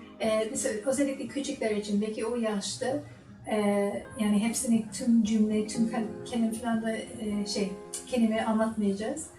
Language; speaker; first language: Turkish; non-native, learner; English